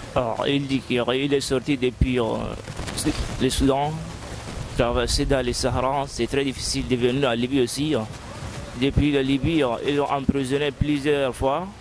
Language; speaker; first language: French; non-native, fluent; Arabic